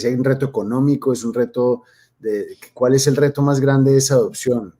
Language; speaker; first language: Spanish; native; Spanish